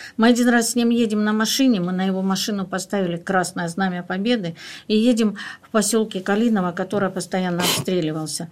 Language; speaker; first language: Russian; native; Russian